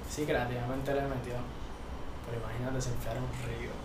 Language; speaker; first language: Spanish; native; Spanish